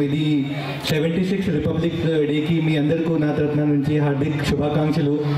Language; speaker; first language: Telugu; non-native, learner; Hindi